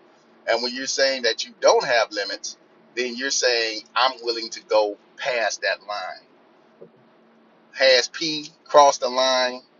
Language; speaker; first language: English; native; English